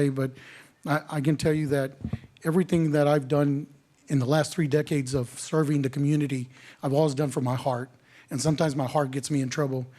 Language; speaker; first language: English; native; English